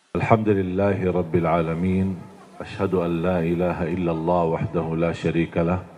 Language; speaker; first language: Indonesian; non-native, fluent; Arabic